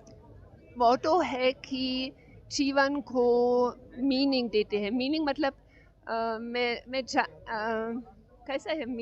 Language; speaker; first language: Hindi; non-native, learner; German